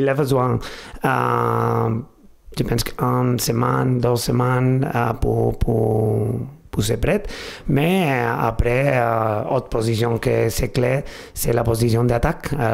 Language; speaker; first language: French; non-native, fluent; Spanish